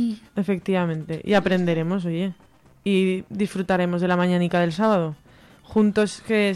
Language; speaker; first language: Spanish; native; Spanish